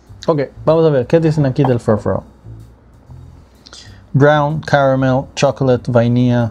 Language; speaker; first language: Spanish; non-native, fluent; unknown